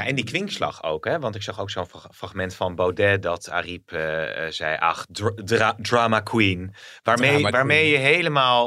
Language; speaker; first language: Dutch; native; Dutch